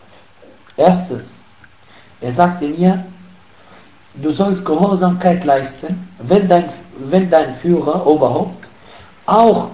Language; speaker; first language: German; non-native, fluent; Arabic